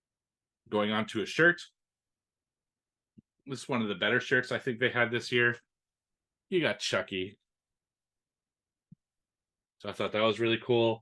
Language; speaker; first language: English; native; English